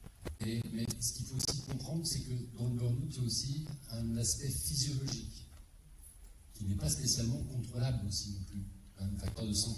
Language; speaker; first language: French; native; French